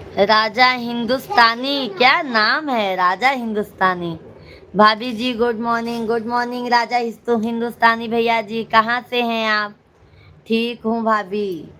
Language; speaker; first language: Hindi; native; Hindi